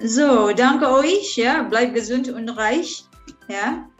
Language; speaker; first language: German; non-native, fluent; Indonesian